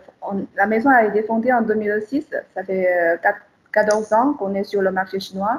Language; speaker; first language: French; non-native, fluent; Chinese